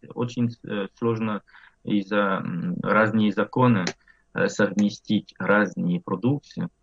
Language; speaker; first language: Russian; non-native, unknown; French